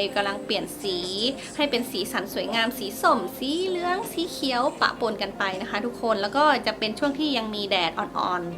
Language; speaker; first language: Thai; native; Thai